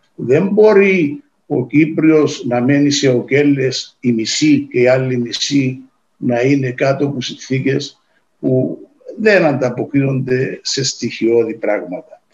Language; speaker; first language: Greek; native; Greek